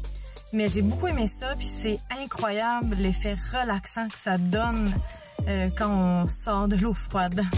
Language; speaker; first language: French; native; French